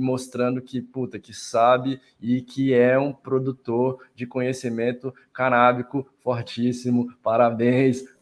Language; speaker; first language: Portuguese; native; Portuguese